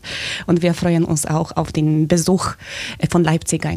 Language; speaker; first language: German; non-native, fluent; Polish